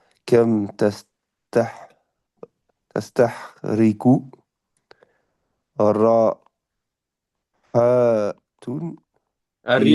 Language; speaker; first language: Arabic; non-native, learner; French